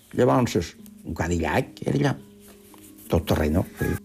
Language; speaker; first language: Catalan; native; Catalan